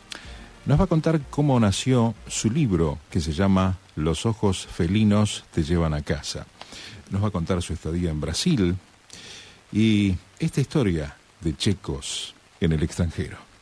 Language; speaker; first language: Spanish; native; Spanish